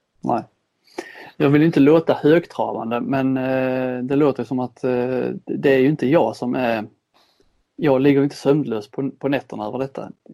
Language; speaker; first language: Swedish; native; Swedish